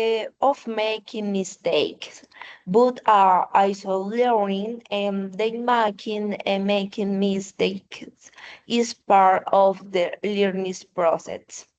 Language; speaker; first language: English; non-native, learner; Spanish